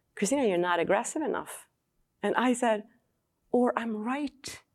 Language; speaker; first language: English; non-native, fluent; Swedish